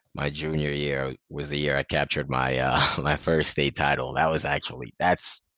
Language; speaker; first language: English; early bilingual, other home language; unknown